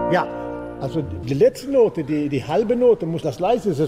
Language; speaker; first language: German; non-native, fluent; Swedish